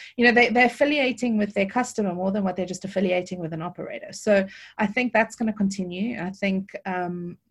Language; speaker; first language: English; native; English